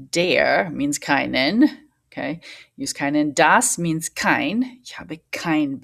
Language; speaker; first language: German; non-native, fluent; English